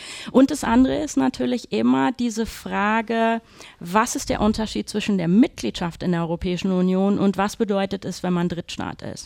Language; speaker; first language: German; native; German